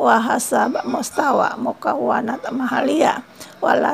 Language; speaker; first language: Arabic; non-native, fluent; Indonesian